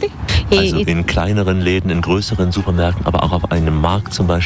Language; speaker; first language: German; native; German